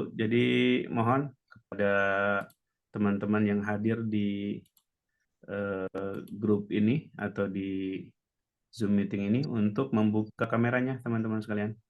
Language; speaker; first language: Indonesian; native; Indonesian